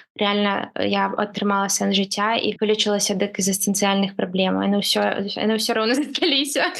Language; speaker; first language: Belarusian; non-native, local second language; Russian